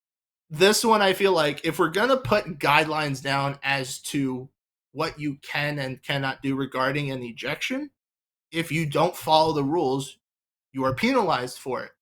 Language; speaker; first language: English; native; English